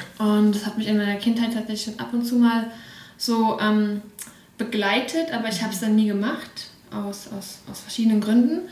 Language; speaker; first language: German; early bilingual, other home language; Russian